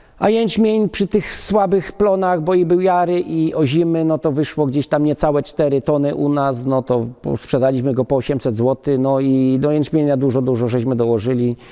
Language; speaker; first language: Polish; native; Polish